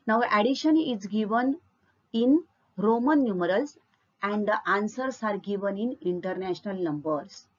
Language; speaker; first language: English; non-native, local second language; Marathi